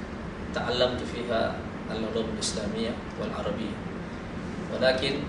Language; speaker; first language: Arabic; non-native, fluent; Indonesian